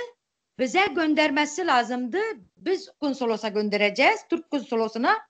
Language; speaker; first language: Turkish; non-native, local second language; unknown